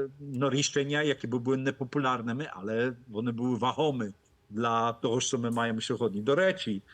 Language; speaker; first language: Polish; non-native, fluent; Ukrainian